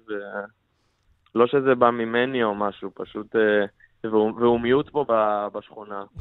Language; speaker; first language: Hebrew; native; Hebrew